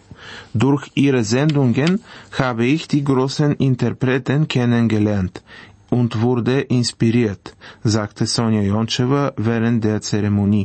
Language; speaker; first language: German; non-native, fluent; Bulgarian